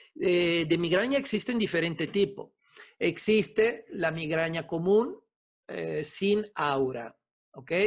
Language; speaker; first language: Spanish; non-native, fluent; Italian